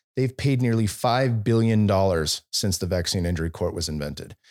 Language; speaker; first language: English; native; English